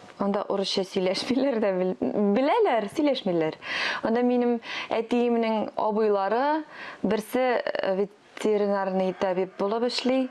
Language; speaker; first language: Tatar; non-native, local second language; Russian